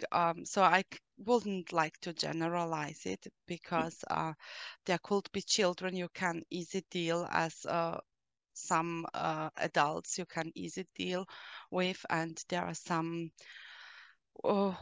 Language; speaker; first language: English; non-native, fluent; German